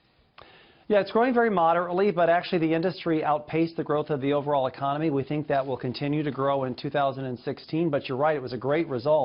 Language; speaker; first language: English; native; English